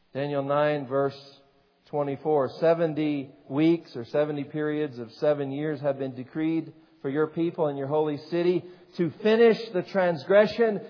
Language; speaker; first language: English; native; English